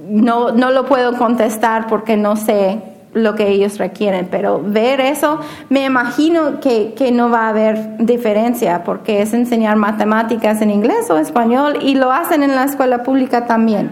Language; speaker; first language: Spanish; non-native, fluent; English